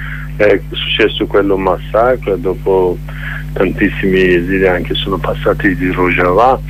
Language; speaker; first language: Italian; non-native, learner; Kurdish